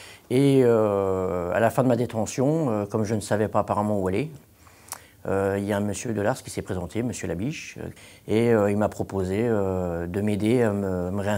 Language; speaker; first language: French; native; French